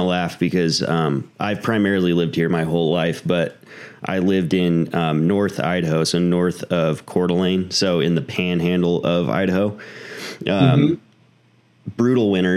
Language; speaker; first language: English; native; English